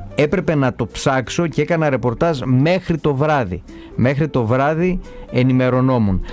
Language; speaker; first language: Greek; native; Greek